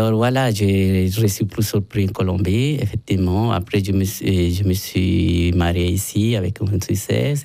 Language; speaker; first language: French; non-native, learner; Spanish